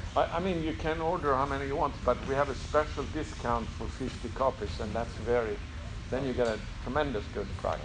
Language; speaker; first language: English; non-native, fluent; Swedish